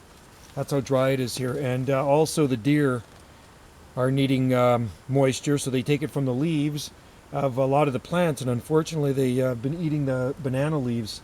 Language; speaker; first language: English; native; English